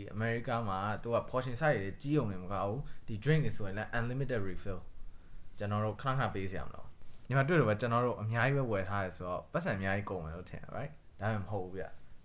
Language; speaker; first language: Burmese; native; Burmese